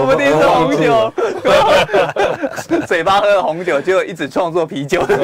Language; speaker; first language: Chinese; native; Chinese